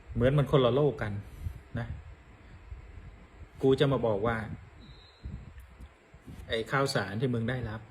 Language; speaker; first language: Thai; non-native, fluent; Khmer